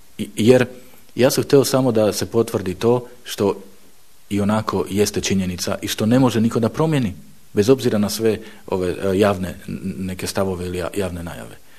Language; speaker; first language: Bosnian; non-native, fluent; Slovak